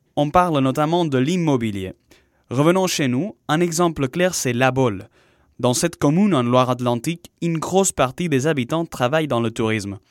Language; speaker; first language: French; non-native, fluent; Spanish